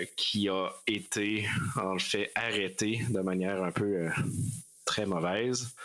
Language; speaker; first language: French; native; French